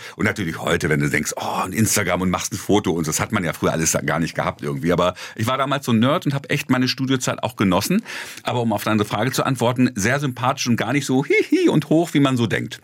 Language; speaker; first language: German; native; German